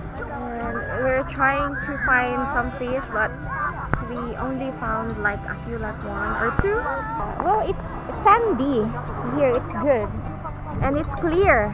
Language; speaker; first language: English; non-native, local second language; Filipino